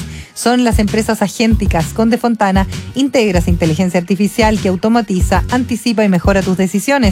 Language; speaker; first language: Spanish; native; Spanish